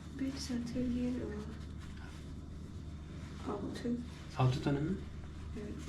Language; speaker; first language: Turkish; non-native, learner; Lao